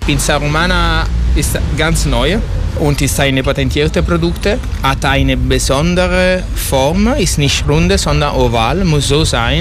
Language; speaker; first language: German; non-native, learner; Italian